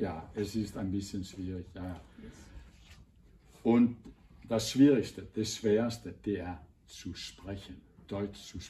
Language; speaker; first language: German; non-native, fluent; Danish